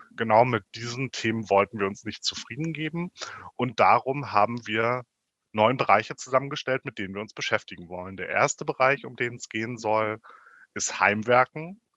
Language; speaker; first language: German; native; German